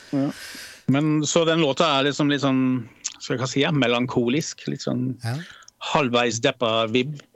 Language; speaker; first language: Norwegian; early bilingual, other home language; Polish